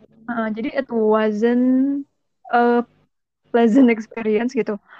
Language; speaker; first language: English; non-native, fluent; Indonesian